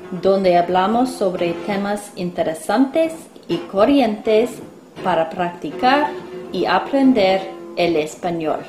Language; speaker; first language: Spanish; non-native, fluent; English